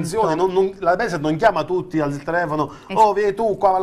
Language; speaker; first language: Italian; native; Italian